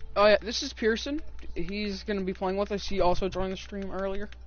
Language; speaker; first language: English; native; English